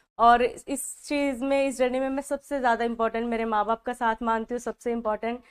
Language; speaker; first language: Hindi; non-native, local second language; Punjabi